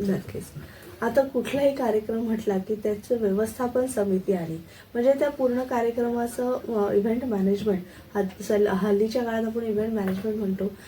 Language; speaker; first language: Marathi; native; Marathi